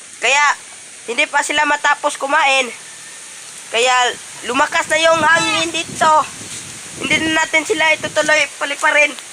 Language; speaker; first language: Filipino; non-native, local second language; Cebuano